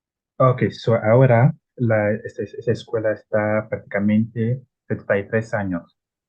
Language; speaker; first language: Spanish; non-native, learner; Italian